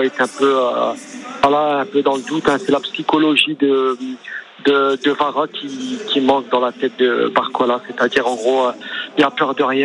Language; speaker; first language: French; native; French